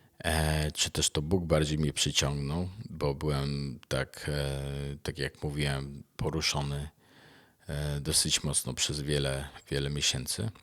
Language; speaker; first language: Polish; native; Polish